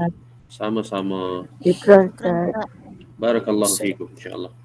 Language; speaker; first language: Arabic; non-native, fluent; Malay